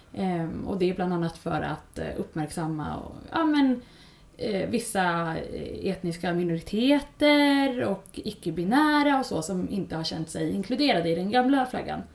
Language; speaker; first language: Swedish; native; Swedish